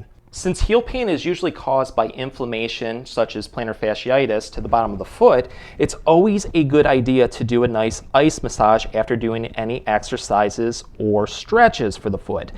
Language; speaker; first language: English; native; English